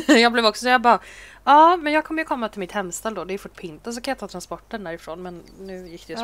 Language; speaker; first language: Swedish; native; Swedish